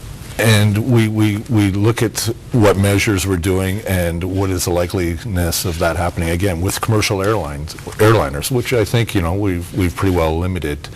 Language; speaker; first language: English; native; English